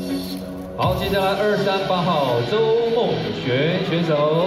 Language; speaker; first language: Chinese; native; Chinese